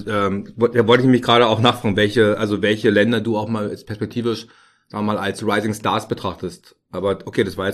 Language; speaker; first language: German; native; German